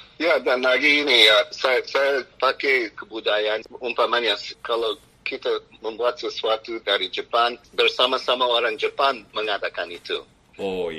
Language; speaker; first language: Indonesian; non-native, fluent; English